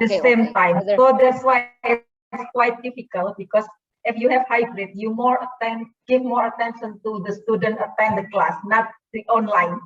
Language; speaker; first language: English; non-native, fluent; Indonesian